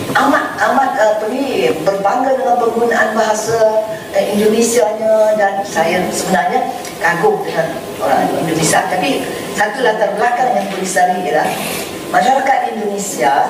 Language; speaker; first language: Malay; native; Malay